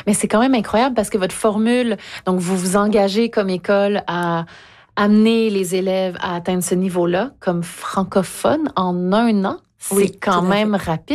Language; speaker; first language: French; native; French